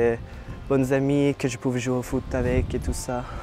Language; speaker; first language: French; non-native, fluent; Norwegian